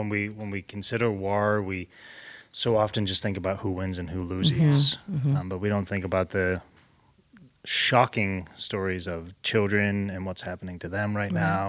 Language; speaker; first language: English; native; English